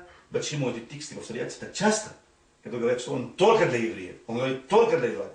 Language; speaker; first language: Russian; non-native, fluent; Arabic